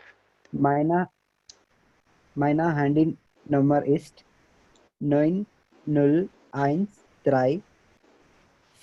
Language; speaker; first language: German; non-native, learner; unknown